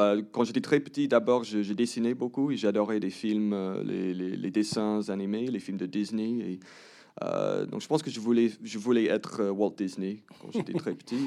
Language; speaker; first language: French; early bilingual, heritage; English